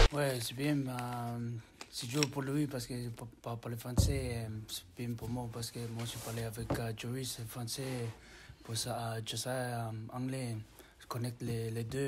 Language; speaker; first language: French; non-native, learner; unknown